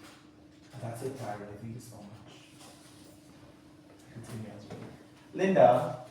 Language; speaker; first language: English; non-native, fluent; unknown